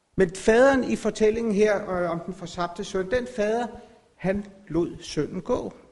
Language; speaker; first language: Danish; native; Danish